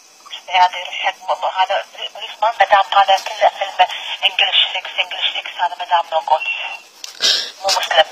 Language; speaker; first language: Arabic; non-native, learner; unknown